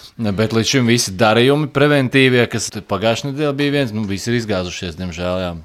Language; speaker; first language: Latvian; native; Latvian